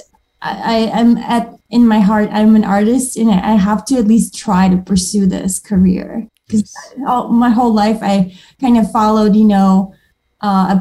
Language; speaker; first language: English; early bilingual, other home language; Romanian